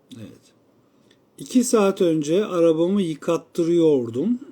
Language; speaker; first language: Turkish; native; Turkish